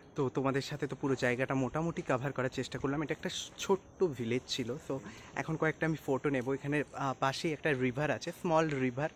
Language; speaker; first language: Bangla; native; Bangla